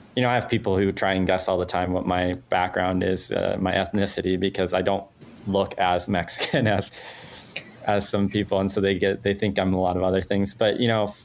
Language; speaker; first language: English; non-native, fluent; Spanish